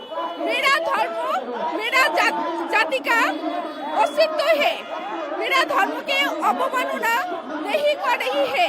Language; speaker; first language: Hindi; non-native, learner; Bangla